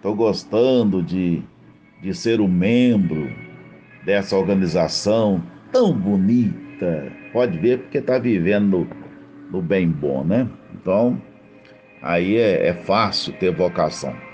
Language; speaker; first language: Portuguese; native; Portuguese